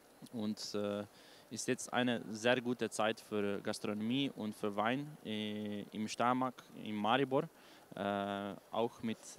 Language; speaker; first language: German; non-native, learner; Slovenian